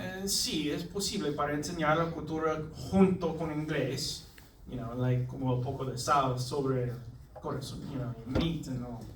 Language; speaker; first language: Spanish; non-native, learner; English